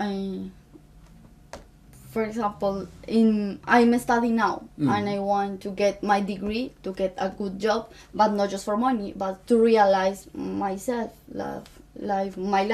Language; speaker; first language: English; non-native, fluent; Spanish